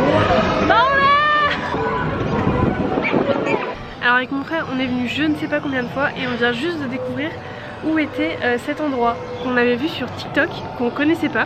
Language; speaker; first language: French; native; French